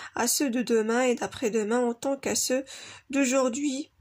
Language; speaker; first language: French; non-native, local second language; Arabic